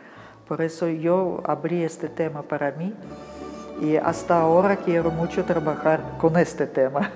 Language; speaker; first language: Spanish; non-native, fluent; Russian